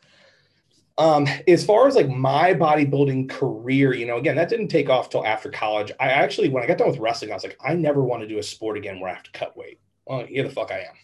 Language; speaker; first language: English; native; English